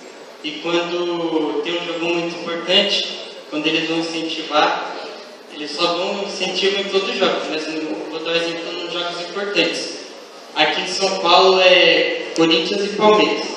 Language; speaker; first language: Portuguese; native; Portuguese